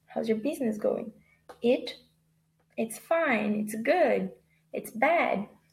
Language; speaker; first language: English; non-native, fluent; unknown